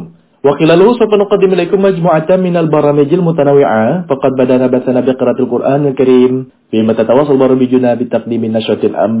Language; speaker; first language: Arabic; non-native, fluent; Indonesian